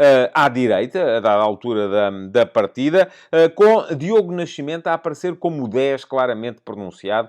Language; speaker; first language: Portuguese; native; Portuguese